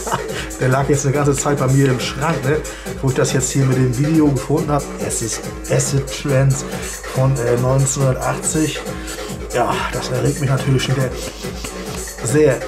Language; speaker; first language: German; native; German